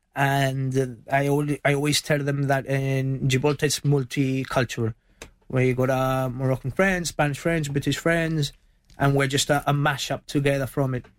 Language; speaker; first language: English; early bilingual, other home language; Spanish